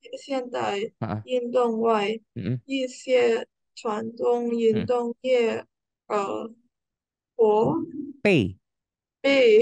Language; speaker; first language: Chinese; non-native, learner; Indonesian